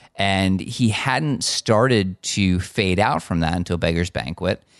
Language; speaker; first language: English; native; English